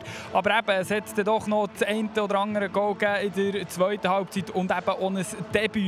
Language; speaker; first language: German; native; German